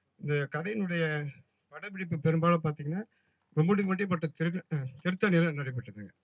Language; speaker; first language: Tamil; native; Tamil